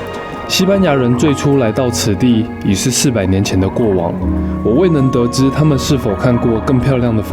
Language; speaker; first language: Chinese; native; Chinese